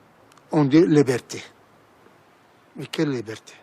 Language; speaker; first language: French; non-native, fluent; Assyrian Neo-Aramaic